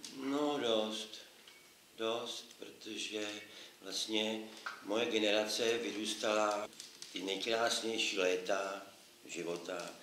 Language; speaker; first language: Czech; native; Czech